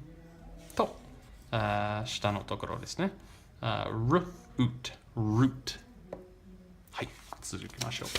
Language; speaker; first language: Japanese; non-native, learner; English